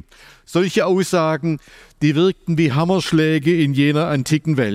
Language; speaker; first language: German; native; German